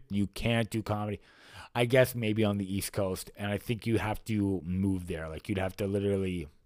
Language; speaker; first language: English; native; English